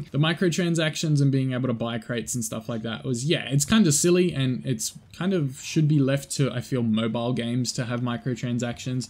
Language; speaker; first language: English; native; English